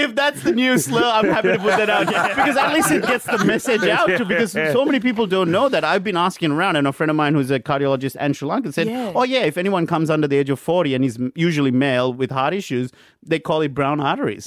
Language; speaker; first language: English; non-native, local second language; Sinhala